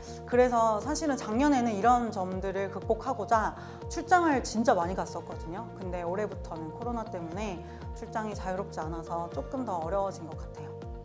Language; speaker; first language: Korean; native; Korean